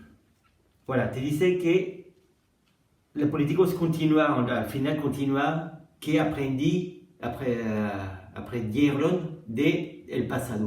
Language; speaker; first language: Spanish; non-native, learner; French